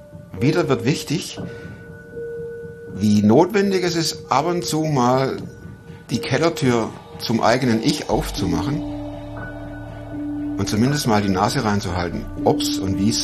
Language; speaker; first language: German; native; German